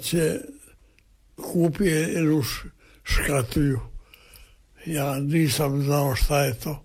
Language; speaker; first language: Serbian; native; Serbian